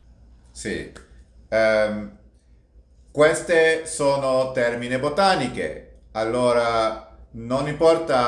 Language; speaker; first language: Italian; non-native, learner; English